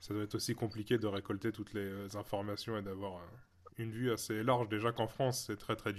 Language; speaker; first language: French; native; French